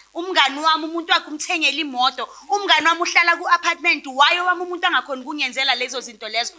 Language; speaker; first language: Zulu; non-native, local second language; Southern Sotho